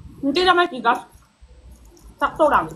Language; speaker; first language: Filipino; non-native, learner; Chinese